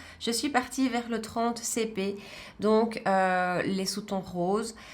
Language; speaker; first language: French; native; French